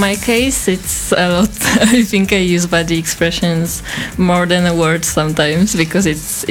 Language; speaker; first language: English; non-native, fluent; Polish